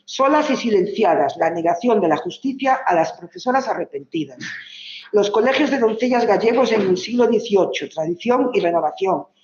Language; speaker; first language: Spanish; non-native, local second language; Galician